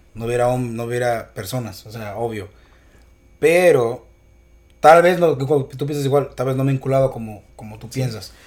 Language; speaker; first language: Spanish; early bilingual, heritage; Spanish